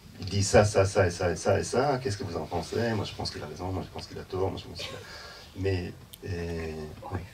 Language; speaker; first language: French; non-native, fluent; Hebrew